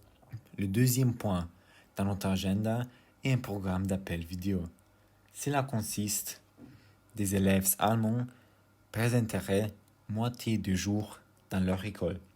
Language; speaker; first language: French; non-native, learner; German